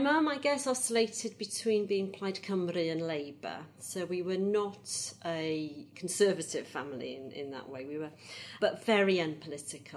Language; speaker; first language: English; native; English